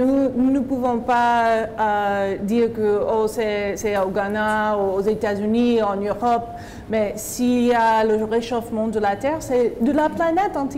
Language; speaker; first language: French; non-native, fluent; English